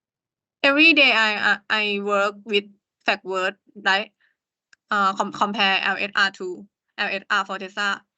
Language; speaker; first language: English; non-native, learner; Thai